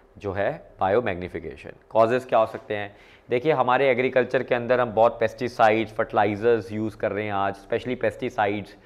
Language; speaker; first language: Hindi; non-native, local second language; Punjabi